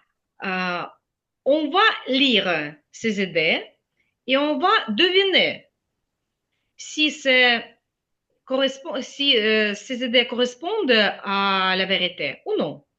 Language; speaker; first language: French; non-native, fluent; Ukrainian